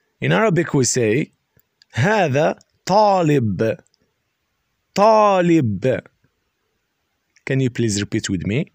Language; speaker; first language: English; non-native, learner; Arabic